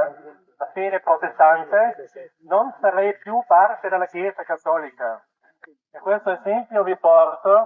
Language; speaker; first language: Italian; non-native, fluent; German